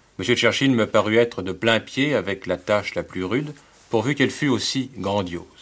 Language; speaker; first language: French; native; French